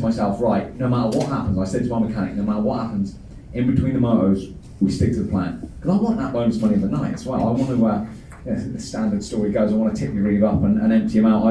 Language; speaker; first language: English; native; English